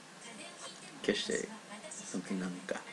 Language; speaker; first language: Japanese; non-native, learner; English